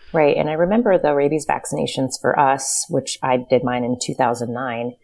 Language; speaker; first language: English; native; English